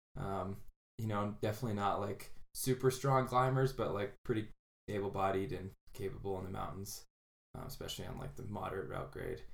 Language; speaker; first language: English; native; English